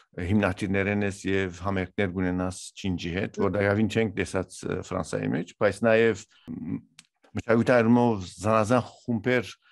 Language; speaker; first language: Armenian; early bilingual, heritage; Armenian